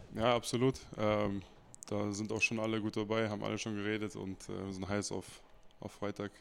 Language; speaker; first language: German; native; German